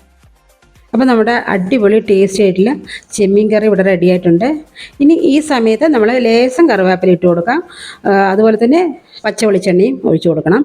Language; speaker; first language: Malayalam; native; Malayalam